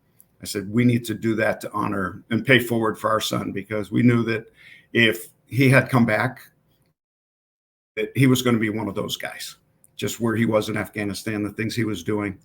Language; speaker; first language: English; native; English